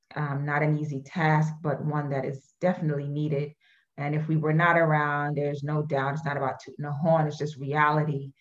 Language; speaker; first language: English; native; English